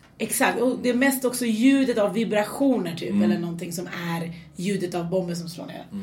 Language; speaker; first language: Swedish; early bilingual, other home language; Persian